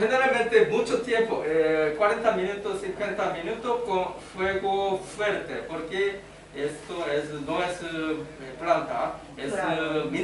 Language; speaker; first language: Spanish; non-native, learner; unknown